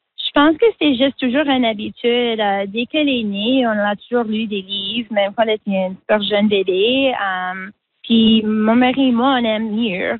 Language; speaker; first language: French; non-native, local second language; English